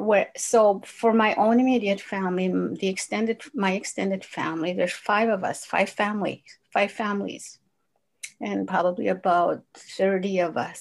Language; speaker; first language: English; non-native, fluent; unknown